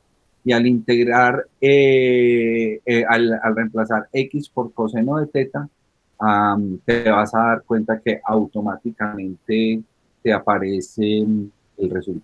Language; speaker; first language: Spanish; native; Spanish